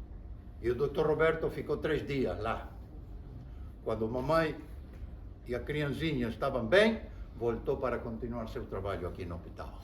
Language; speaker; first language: Portuguese; non-native, fluent; Spanish